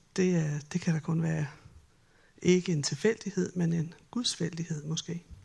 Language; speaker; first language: Danish; native; Danish